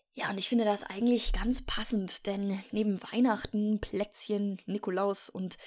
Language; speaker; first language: German; native; German